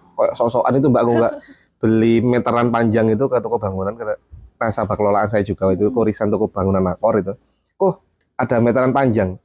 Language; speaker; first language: Indonesian; non-native, local second language; Javanese